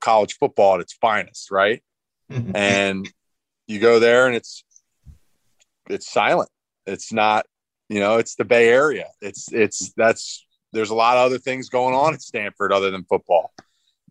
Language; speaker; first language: English; native; English